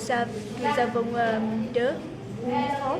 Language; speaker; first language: French; non-native, learner; Vietnamese